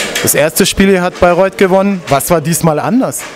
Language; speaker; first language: German; native; German